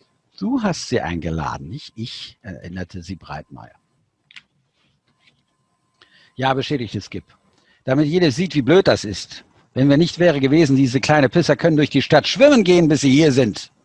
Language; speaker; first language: German; native; German